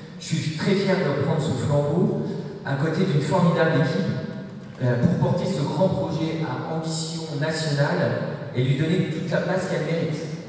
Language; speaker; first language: French; native; French